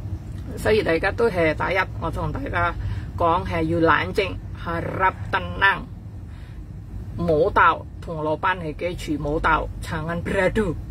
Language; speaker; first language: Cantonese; non-native, fluent; Indonesian